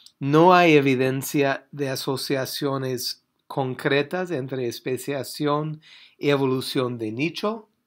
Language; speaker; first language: Spanish; non-native, fluent; English